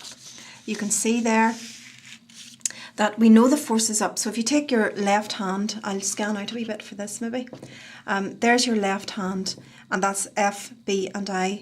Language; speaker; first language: English; native; English